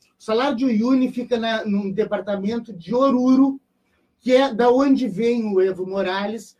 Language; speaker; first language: Portuguese; native; Portuguese